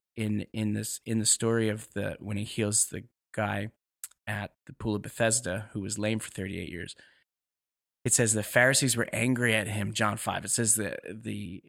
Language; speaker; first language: English; native; English